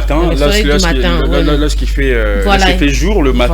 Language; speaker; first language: French; non-native, local second language; Lingala